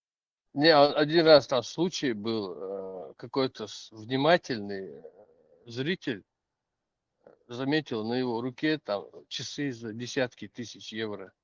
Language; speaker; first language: Russian; non-native, local second language; Chechen